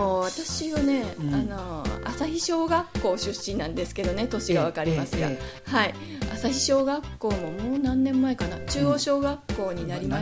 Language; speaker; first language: Japanese; native; Japanese